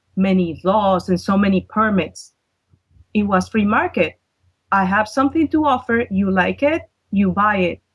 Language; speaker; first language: English; non-native, fluent; Spanish